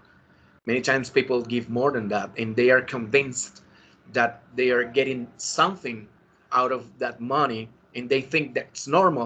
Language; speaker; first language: English; non-native, fluent; Spanish